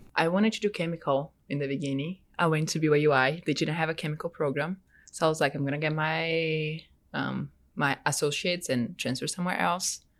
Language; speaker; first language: English; non-native, fluent; Portuguese